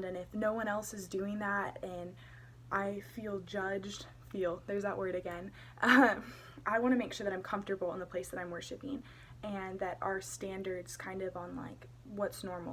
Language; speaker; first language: English; native; English